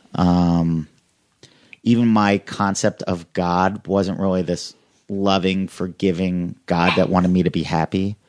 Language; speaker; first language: English; native; English